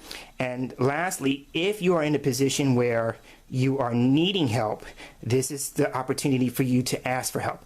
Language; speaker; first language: English; native; English